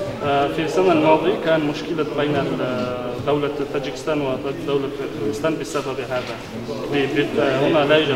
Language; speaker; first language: Arabic; non-native, fluent; Kyrgyz